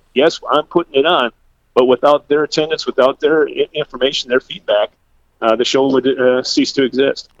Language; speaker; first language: English; native; English